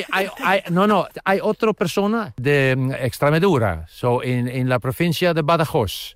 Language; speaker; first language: Spanish; non-native, learner; Dutch